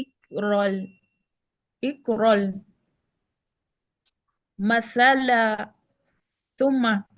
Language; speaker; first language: Arabic; non-native, learner; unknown